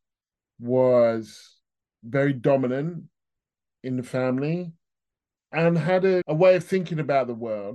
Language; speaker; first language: English; native; English